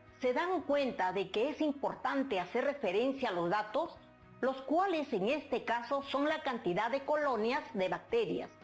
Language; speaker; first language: Spanish; native; Spanish